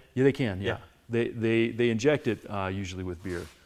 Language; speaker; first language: English; native; English